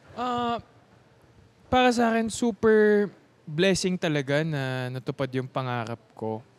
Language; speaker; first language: Filipino; native; Filipino